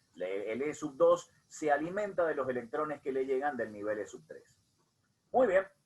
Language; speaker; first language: Spanish; native; Spanish